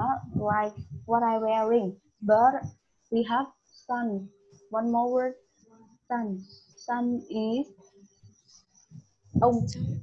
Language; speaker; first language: English; non-native, learner; Vietnamese